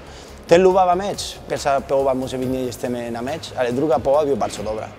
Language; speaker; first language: Polish; non-native, learner; Spanish